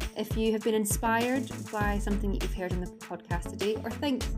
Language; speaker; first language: English; native; English